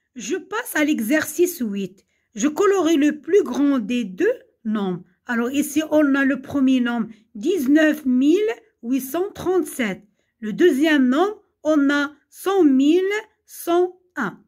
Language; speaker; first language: French; non-native, local second language; Arabic